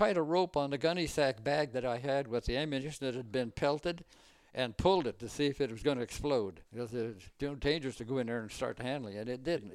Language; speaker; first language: English; native; English